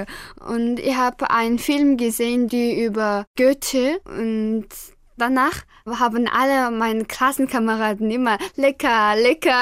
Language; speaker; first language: German; non-native, learner; Mongolian